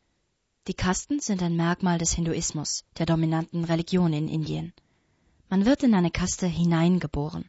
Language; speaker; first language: German; native; German